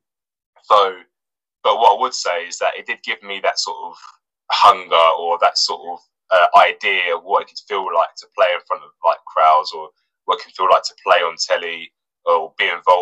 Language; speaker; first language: English; non-native, local second language; Russian